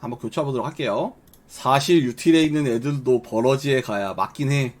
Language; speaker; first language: Korean; native; Korean